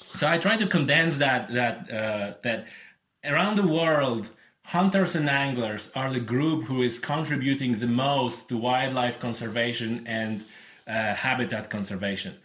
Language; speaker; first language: English; non-native, fluent; Polish